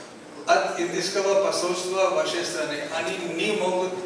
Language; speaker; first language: Russian; non-native, learner; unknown